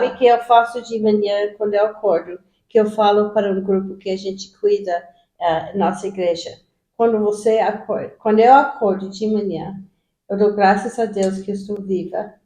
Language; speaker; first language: Portuguese; non-native, fluent; English